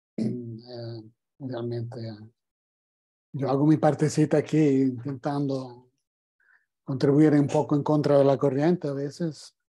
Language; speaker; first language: Spanish; non-native, fluent; Italian